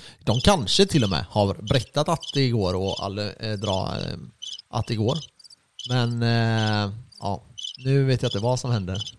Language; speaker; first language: Swedish; native; Swedish